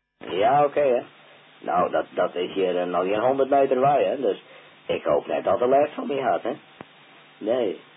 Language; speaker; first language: Dutch; non-native, local second language; Western Frisian